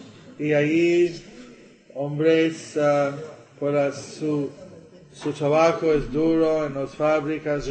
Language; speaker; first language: Spanish; non-native, learner; English